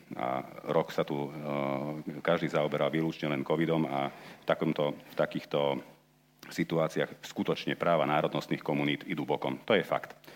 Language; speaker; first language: Slovak; non-native, local second language; Hungarian